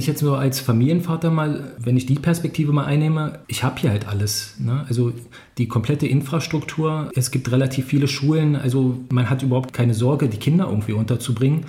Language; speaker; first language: German; native; German